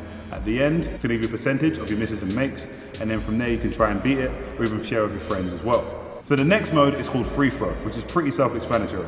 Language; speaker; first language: English; native; English